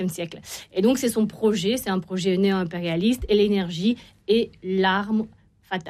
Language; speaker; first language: French; non-native, fluent; Romanian